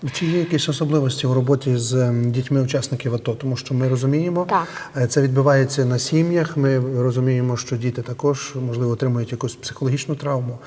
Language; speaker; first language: Ukrainian; native; Ukrainian